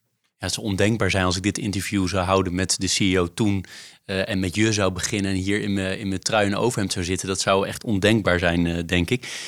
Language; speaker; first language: Dutch; native; Dutch